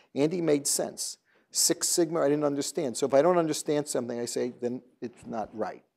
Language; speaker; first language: English; native; English